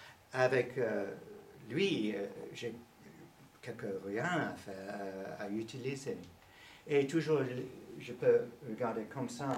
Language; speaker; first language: French; non-native, learner; English